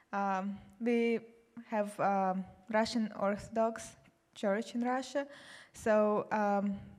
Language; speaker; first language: English; non-native, fluent; Russian